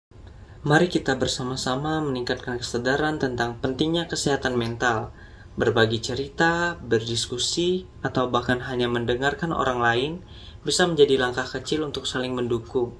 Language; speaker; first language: Indonesian; native; Indonesian